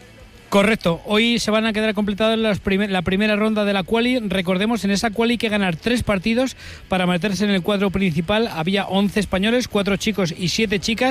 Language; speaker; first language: Spanish; native; Spanish